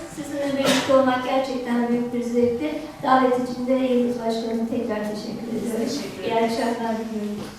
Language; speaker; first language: Turkish; native; Turkish